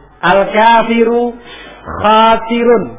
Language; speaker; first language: Arabic; non-native, fluent; Indonesian